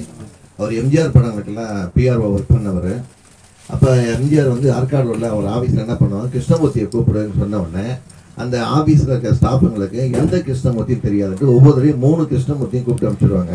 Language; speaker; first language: Tamil; native; Tamil